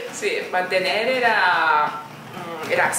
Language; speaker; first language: Italian; non-native, learner; Japanese